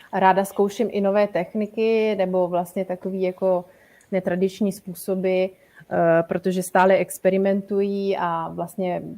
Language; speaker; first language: Czech; non-native, fluent; Italian